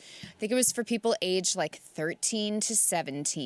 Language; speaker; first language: English; native; English